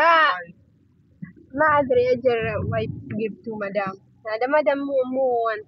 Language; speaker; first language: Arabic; non-native, learner; Filipino